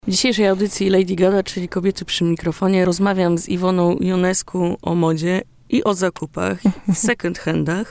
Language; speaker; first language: Polish; native; Polish